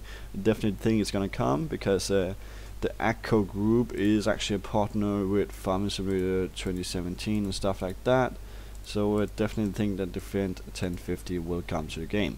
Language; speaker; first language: English; non-native, fluent; Danish